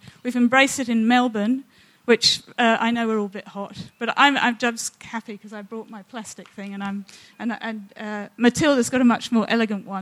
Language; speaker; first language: English; native; English